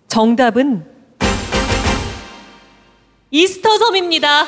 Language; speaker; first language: Korean; native; Korean